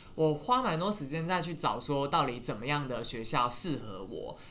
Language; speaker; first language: Chinese; native; Chinese